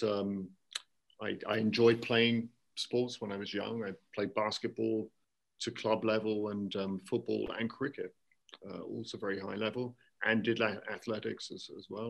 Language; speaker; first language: English; native; English